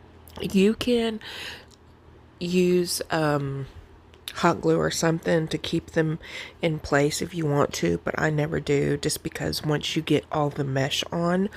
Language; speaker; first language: English; native; English